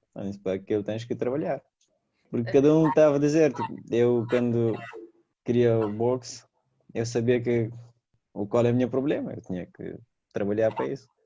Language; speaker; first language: Portuguese; non-native, fluent; Persian